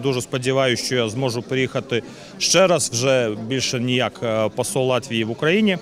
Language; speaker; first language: Ukrainian; non-native, fluent; Latvian